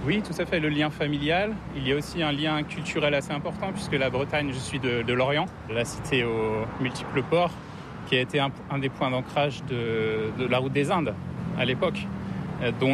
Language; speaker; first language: French; native; French